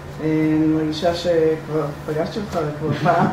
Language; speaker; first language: Hebrew; native; Hebrew